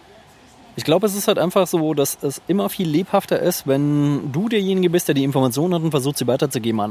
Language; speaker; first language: German; native; German